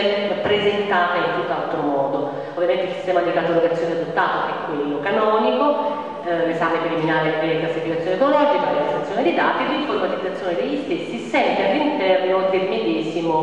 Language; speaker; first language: Italian; native; Italian